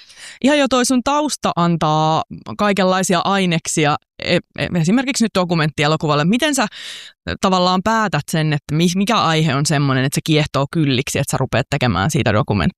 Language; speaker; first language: Finnish; native; Finnish